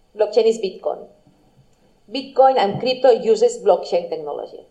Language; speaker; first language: English; non-native, fluent; Spanish